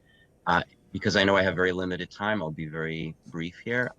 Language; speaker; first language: English; native; English